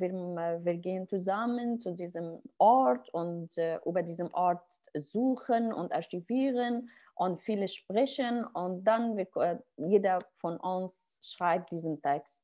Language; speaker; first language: German; non-native, learner; Arabic